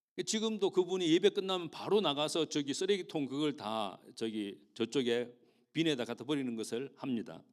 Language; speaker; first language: Korean; native; Korean